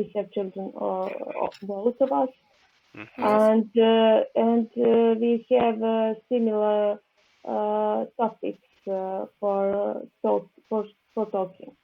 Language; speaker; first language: English; non-native, learner; Serbian